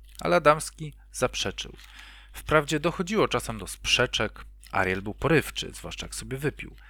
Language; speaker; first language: Polish; native; Polish